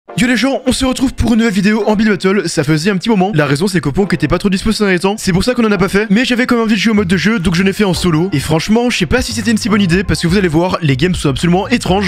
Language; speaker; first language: French; native; French